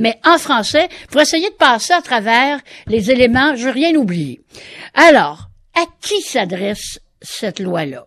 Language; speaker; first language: French; native; French